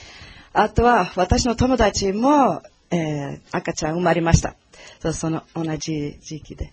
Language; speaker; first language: Japanese; non-native, learner; Portuguese